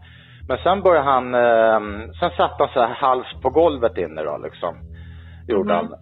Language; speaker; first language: Swedish; native; Swedish